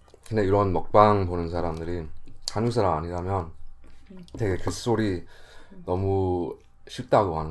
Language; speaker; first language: Korean; non-native, fluent; English